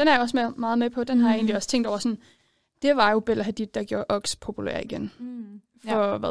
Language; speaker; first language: Danish; native; Danish